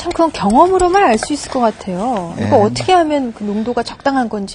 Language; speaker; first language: Korean; native; Korean